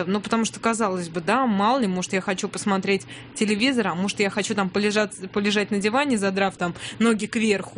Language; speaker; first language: Russian; native; Russian